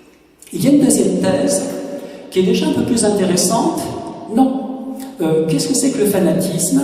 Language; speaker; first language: French; native; French